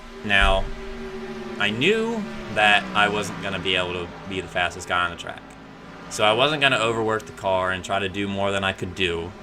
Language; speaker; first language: English; native; English